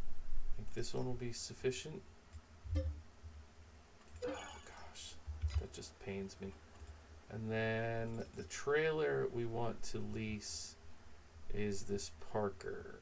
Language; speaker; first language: English; native; English